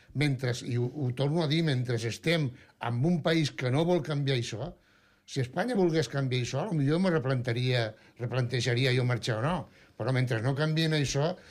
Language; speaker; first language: Catalan; non-native, local second language; Spanish